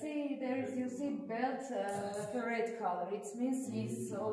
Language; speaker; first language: English; non-native, learner; Armenian